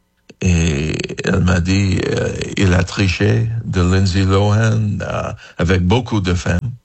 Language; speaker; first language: French; non-native, learner; English